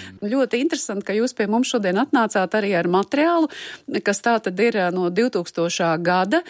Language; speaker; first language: Latvian; native; Latvian